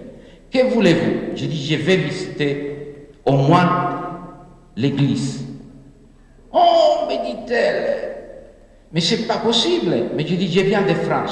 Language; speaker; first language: French; non-native, fluent; Spanish